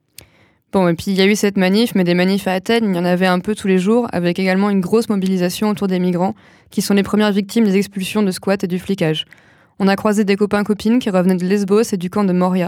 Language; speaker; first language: French; native; French